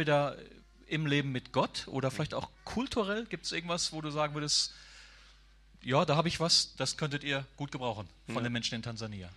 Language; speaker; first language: German; native; German